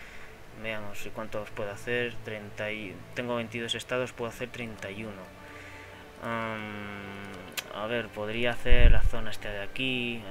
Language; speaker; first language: Spanish; native; Spanish